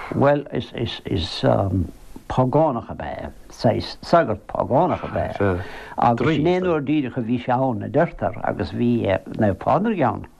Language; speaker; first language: Irish; native; Irish